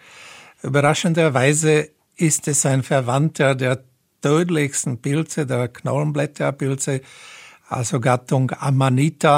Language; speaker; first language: German; native; German